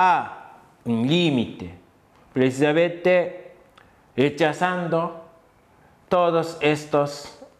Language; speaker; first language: Spanish; non-native, fluent; Japanese